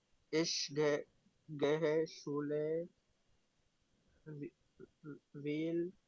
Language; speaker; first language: German; non-native, learner; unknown